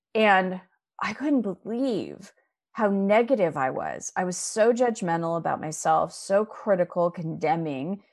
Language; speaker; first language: English; native; English